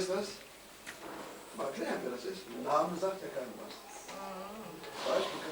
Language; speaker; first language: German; non-native, fluent; Lithuanian